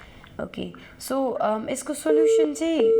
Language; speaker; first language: Nepali; native; Nepali